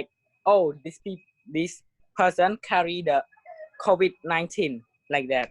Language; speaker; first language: English; non-native, learner; Khmer